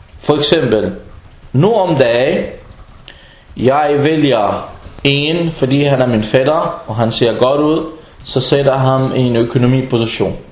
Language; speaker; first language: Danish; non-native, fluent; Arabic